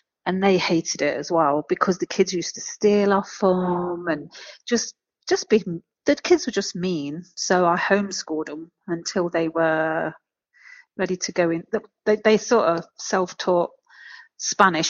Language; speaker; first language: English; native; English